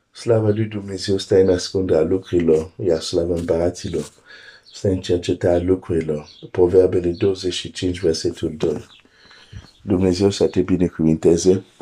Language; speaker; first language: Romanian; non-native, fluent; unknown